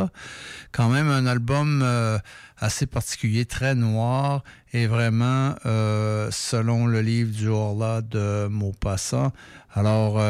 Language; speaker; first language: French; native; French